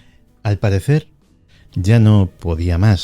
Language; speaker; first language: Spanish; native; Spanish